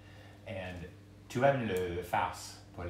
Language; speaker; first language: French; non-native, fluent; English